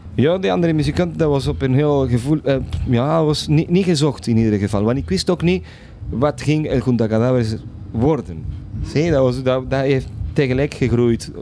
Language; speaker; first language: Dutch; non-native, fluent; Spanish